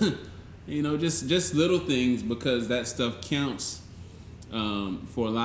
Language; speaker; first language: English; native; English